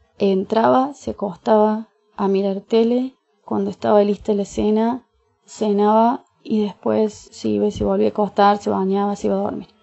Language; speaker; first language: Spanish; native; Spanish